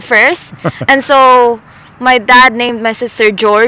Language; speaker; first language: English; non-native, local second language; Filipino